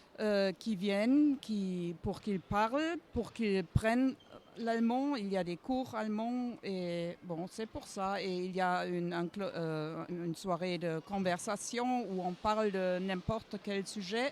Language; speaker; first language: French; non-native, fluent; German